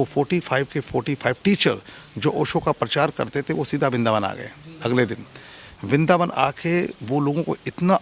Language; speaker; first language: Hindi; non-native, fluent; English